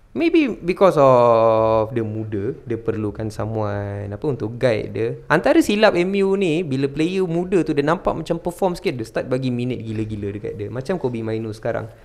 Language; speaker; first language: Malay; non-native, local second language; Tamil